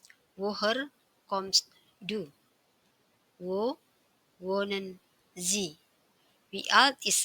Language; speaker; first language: German; non-native, fluent; Indonesian